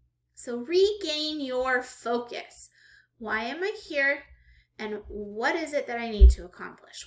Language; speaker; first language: English; native; English